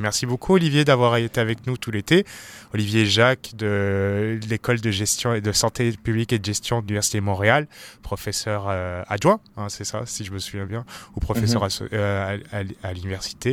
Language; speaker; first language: French; native; French